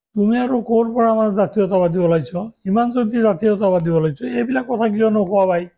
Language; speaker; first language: Assamese; non-native, local second language; Bangla